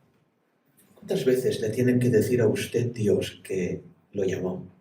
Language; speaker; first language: Spanish; native; Spanish